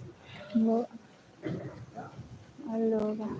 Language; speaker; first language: Italian; non-native, learner; Filipino